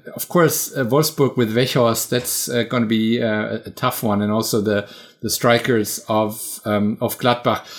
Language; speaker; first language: English; non-native, fluent; German